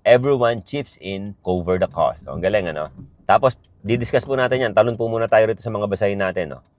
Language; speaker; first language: Filipino; native; Filipino